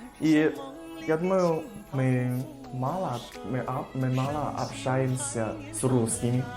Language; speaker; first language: Russian; non-native, learner; Chinese